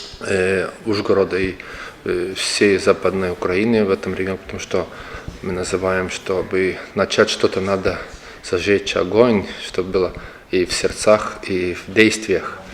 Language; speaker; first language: Russian; non-native, local second language; Lithuanian